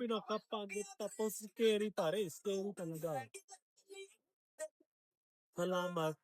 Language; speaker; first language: Filipino; non-native, learner; Punjabi